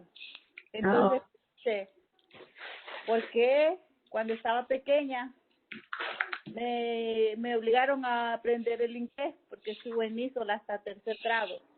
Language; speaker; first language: Spanish; early bilingual, heritage; Spanish